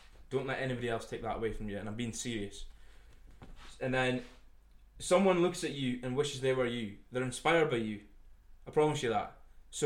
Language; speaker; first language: English; native; English